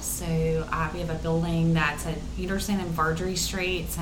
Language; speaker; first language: English; native; English